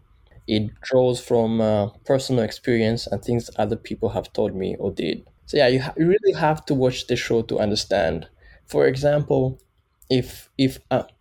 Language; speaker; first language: English; non-native, local second language; Kinyarwanda